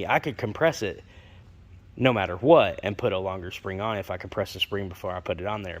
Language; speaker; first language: English; native; English